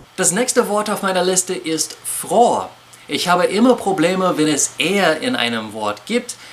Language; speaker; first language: German; non-native, fluent; English